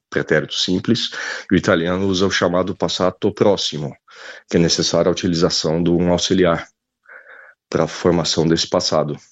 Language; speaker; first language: Portuguese; native; Portuguese